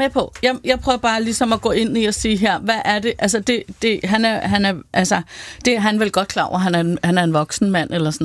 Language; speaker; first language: Danish; native; Danish